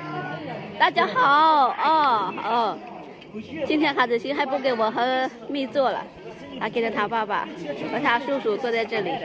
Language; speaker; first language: Chinese; non-native, fluent; Lao